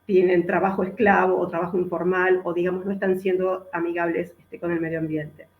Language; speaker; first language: Spanish; native; Spanish